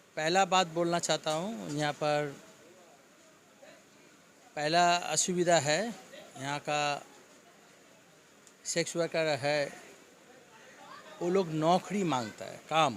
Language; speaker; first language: Hindi; non-native, local second language; Bangla